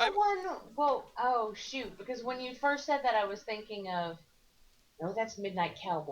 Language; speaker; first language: English; native; English